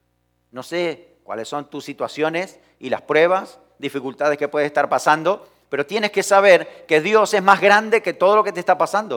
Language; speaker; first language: Spanish; native; Spanish